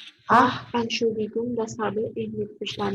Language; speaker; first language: German; non-native, learner; Indonesian